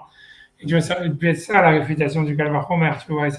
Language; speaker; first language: French; native; French